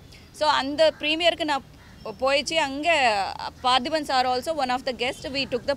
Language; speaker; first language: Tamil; non-native, learner; Telugu